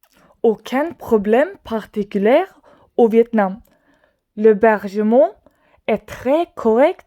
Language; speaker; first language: French; non-native, learner; Swedish